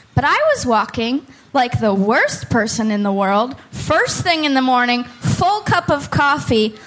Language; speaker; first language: English; native; English